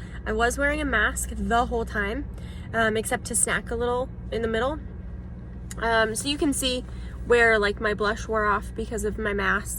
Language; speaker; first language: English; native; English